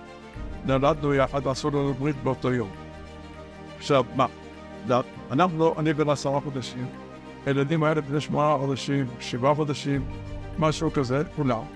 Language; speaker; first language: Hebrew; early bilingual, other home language; Arabic